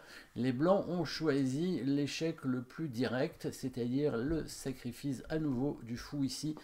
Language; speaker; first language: French; native; French